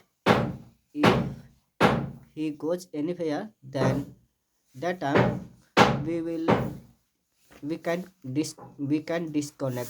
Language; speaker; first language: English; non-native, learner; Hindi